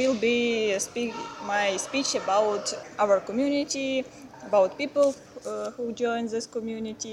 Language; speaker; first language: English; non-native, learner; Ukrainian